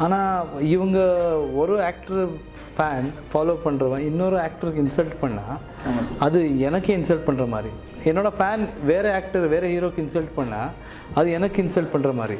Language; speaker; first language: Tamil; non-native, learner; Kannada